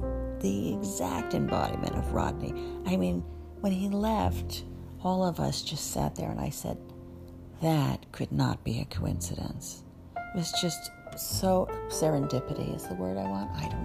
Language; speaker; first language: English; native; English